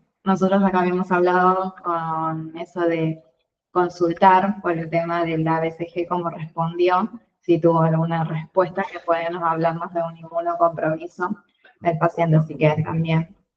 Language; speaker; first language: Spanish; native; Spanish